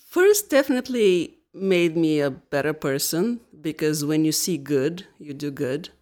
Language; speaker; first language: English; non-native, fluent; Bulgarian